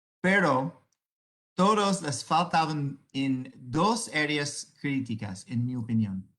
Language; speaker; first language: Spanish; non-native, fluent; English